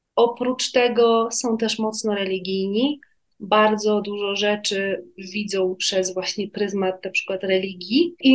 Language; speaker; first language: Polish; native; Polish